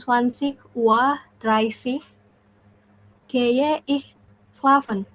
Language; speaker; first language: German; non-native, learner; Indonesian